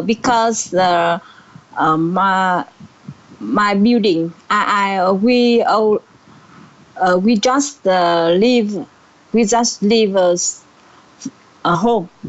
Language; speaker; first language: English; non-native, learner; Vietnamese